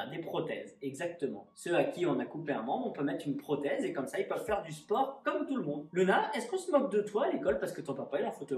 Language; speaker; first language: French; native; French